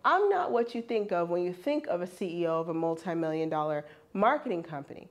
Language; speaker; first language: English; non-native, fluent; German